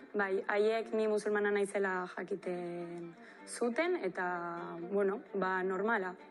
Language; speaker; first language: Basque; non-native, local second language; Spanish